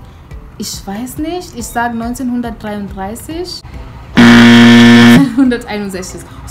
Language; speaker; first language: German; non-native, fluent; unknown